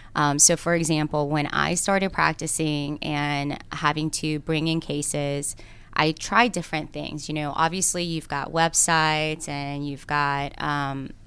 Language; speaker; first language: English; early bilingual, other home language; Korean